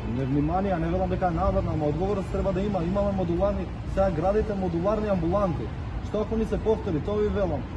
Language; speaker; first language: Macedonian; non-native, local second language; Albanian